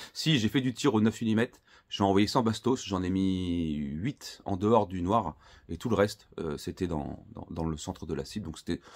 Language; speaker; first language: French; native; French